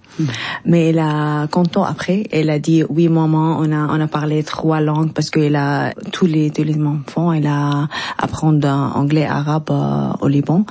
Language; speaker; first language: French; non-native, learner; Arabic